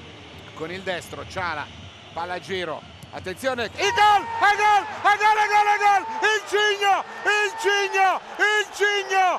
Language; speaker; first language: Italian; native; Italian